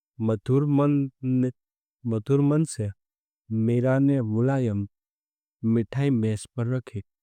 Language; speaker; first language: Hindi; non-native, local second language; Gujarati